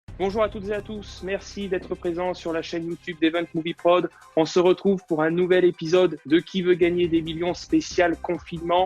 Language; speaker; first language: French; native; French